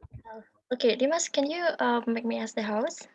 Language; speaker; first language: English; non-native, learner; Indonesian